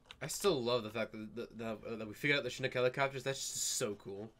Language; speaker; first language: English; native; English